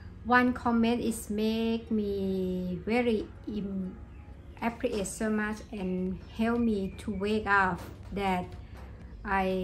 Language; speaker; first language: English; non-native, learner; Thai